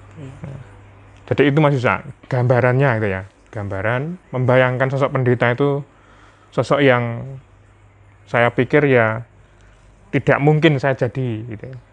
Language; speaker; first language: Indonesian; non-native, local second language; Javanese